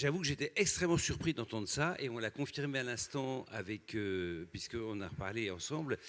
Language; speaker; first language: French; native; French